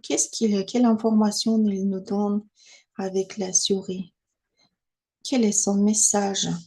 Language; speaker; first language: French; non-native, fluent; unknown